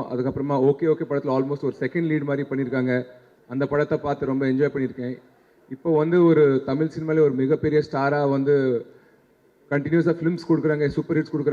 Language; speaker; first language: Tamil; non-native, local second language; Telugu